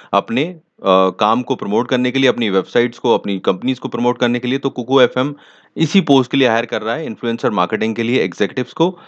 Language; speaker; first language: Hindi; native; Hindi